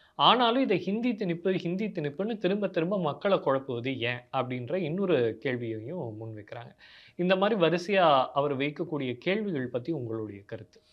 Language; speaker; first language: Tamil; native; Tamil